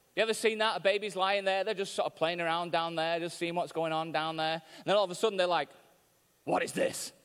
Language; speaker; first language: English; native; English